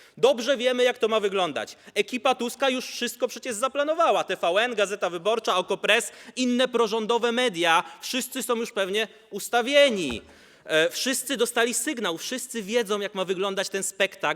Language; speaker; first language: Polish; native; Polish